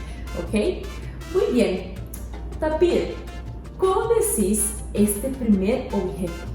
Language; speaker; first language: Spanish; non-native, fluent; Portuguese